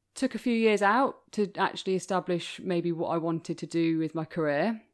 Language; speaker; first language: English; native; English